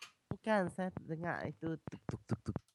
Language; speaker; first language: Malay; non-native, local second language; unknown